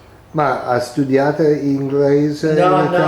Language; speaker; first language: Italian; early bilingual, heritage; English